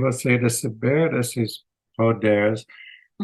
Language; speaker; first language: Portuguese; non-native, learner; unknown